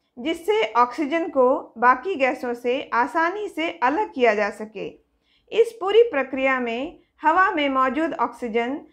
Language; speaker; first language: Hindi; native; Hindi